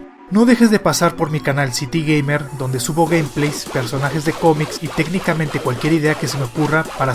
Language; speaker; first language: Spanish; native; Spanish